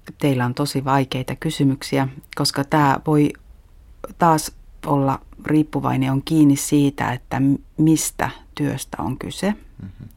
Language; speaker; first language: Finnish; native; Finnish